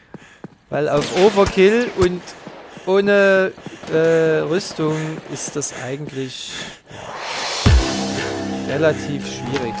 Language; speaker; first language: German; native; German